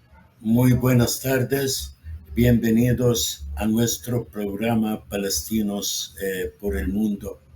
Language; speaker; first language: Spanish; non-native, fluent; Arabic